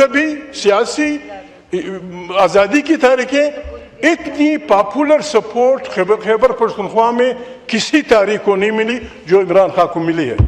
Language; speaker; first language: Urdu; non-native, local second language; Pashto